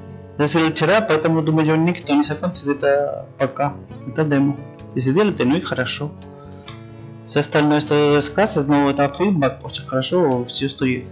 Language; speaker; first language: Russian; non-native, learner; Spanish